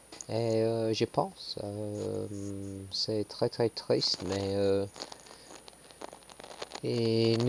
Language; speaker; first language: French; non-native, learner; English